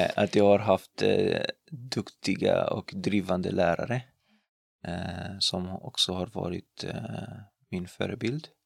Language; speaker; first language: Swedish; non-native, fluent; Romanian